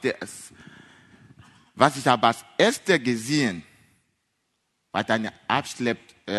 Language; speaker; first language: German; non-native, fluent; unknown